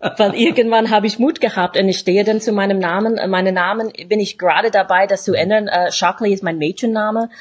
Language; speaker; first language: German; non-native, fluent; English